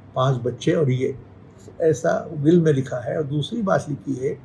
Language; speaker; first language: Hindi; non-native, local second language; Marathi